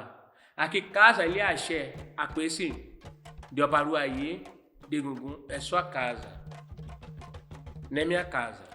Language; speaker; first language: Portuguese; non-native, fluent; Yoruba